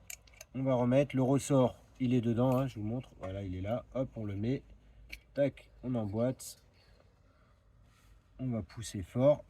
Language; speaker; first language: French; native; French